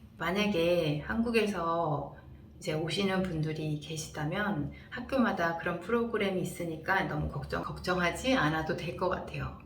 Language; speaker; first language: Korean; native; Korean